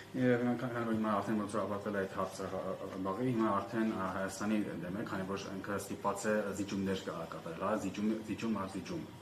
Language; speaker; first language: Armenian; native; Armenian